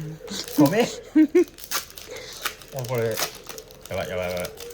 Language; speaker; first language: Japanese; non-native, learner; Cantonese